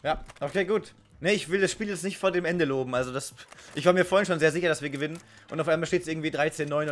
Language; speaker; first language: German; native; German